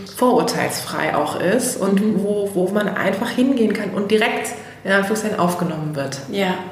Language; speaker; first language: German; native; German